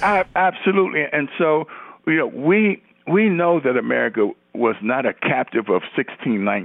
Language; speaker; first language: English; native; English